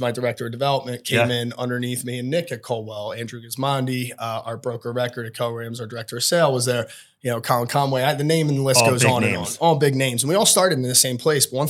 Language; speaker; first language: English; native; English